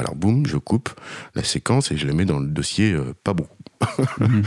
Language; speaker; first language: French; native; French